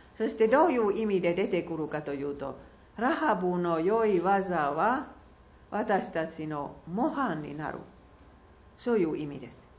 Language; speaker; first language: Japanese; non-native, fluent; Finnish